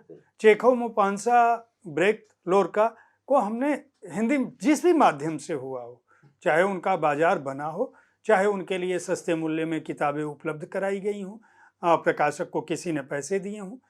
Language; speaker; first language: Hindi; native; Hindi